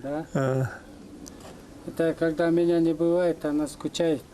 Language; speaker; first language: Russian; non-native, local second language; Kyrgyz